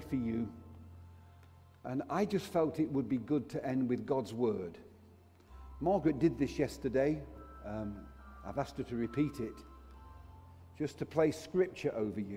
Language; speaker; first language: English; native; English